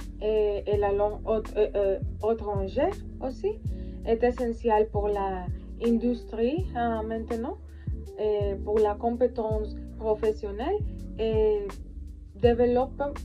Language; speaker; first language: French; non-native, learner; Spanish